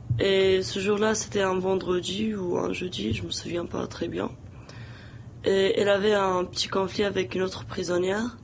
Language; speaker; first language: French; non-native, local second language; Arabic